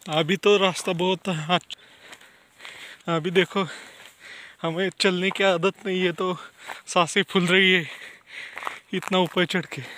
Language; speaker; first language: Hindi; non-native, local second language; Marathi